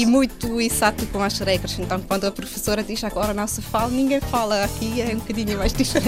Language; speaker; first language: Portuguese; non-native, fluent; Swiss German